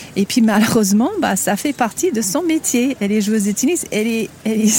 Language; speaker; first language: French; non-native, fluent; English